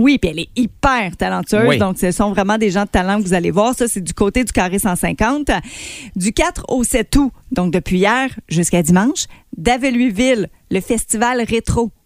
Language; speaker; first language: French; native; French